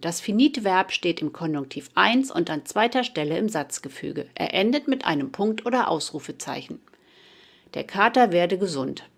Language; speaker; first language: German; native; German